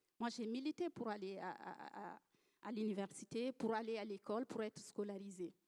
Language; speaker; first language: French; non-native, local second language; Fula